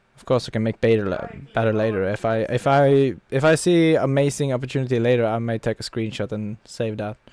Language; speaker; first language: English; non-native, fluent; Norwegian